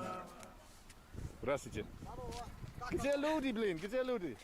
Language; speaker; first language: Russian; non-native, learner; English